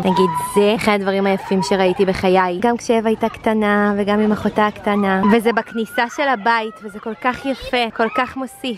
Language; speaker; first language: Hebrew; native; Hebrew